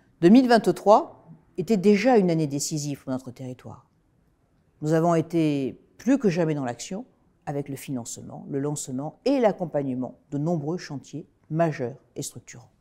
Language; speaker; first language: French; native; French